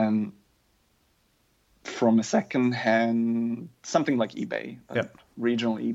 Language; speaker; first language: English; non-native, fluent; German